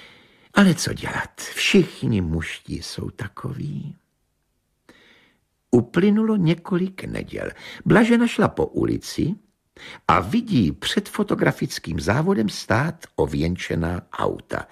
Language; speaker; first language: Czech; native; Czech